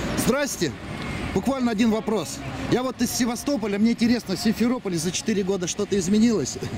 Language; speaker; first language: Russian; native; Russian